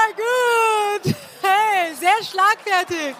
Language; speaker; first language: German; early bilingual, other home language; Persian